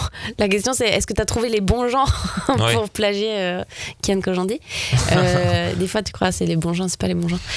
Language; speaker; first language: French; native; French